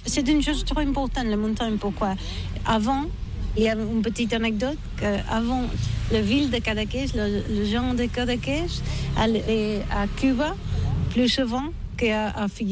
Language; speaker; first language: French; non-native, learner; Catalan